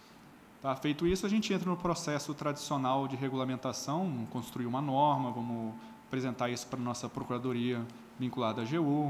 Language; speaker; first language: Portuguese; native; Portuguese